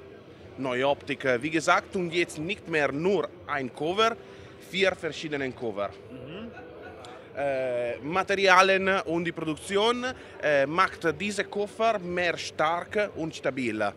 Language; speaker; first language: German; non-native, learner; Italian